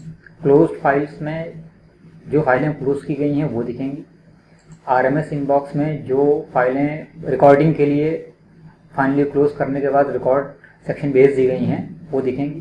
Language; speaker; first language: Hindi; native; Hindi